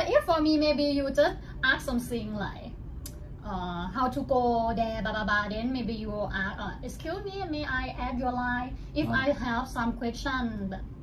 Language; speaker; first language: English; non-native, learner; Thai